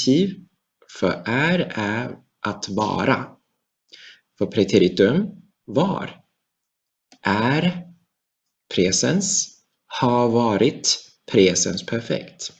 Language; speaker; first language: Swedish; non-native, fluent; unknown